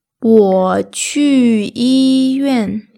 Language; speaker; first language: Chinese; non-native, fluent; Russian